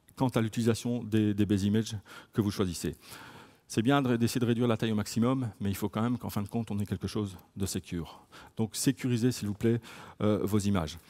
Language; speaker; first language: French; native; French